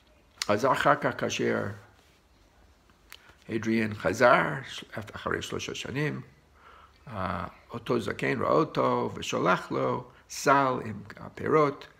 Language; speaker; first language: Hebrew; non-native, fluent; English